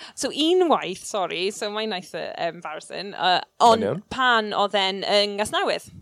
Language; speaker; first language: Welsh; non-native, local second language; English